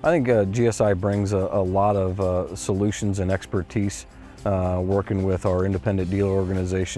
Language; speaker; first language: English; native; English